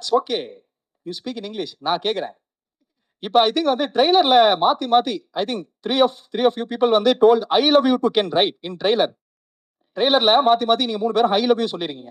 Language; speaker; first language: Tamil; native; Tamil